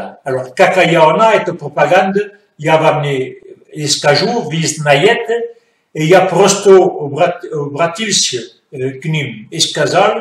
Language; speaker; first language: Russian; non-native, fluent; French